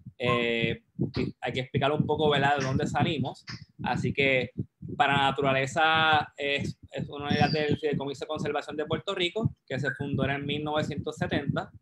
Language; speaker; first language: Spanish; native; Spanish